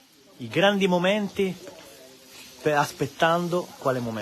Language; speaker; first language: Italian; native; Italian